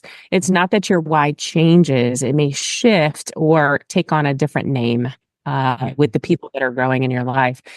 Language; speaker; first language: English; native; English